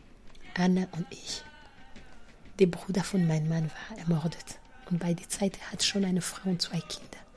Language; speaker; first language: German; non-native, fluent; Kinyarwanda